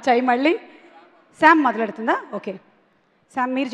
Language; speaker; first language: Telugu; native; Telugu